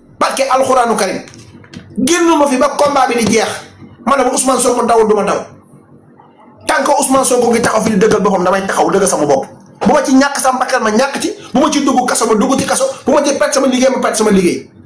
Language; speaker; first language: Wolof; non-native, local second language; Fula